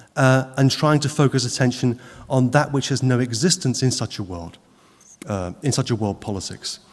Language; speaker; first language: English; native; English